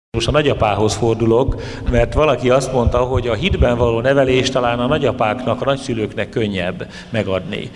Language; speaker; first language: Hungarian; native; Hungarian